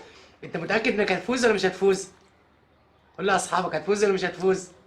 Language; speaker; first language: Arabic; native; Arabic